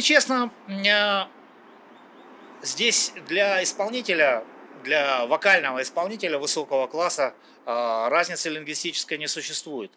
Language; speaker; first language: Russian; native; Russian